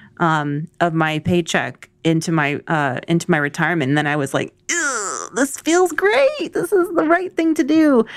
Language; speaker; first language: English; native; English